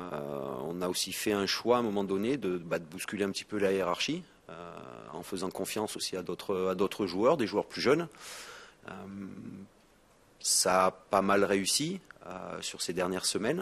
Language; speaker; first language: French; native; French